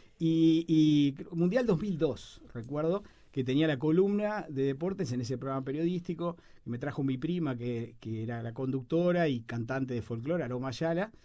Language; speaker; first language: Spanish; native; Spanish